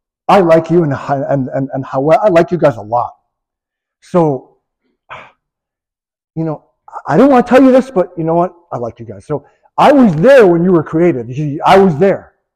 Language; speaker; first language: English; native; English